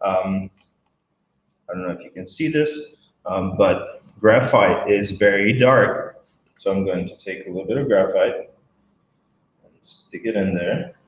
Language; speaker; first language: English; non-native, fluent; Bulgarian